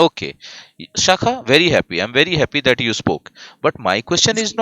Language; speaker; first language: English; non-native, fluent; Hindi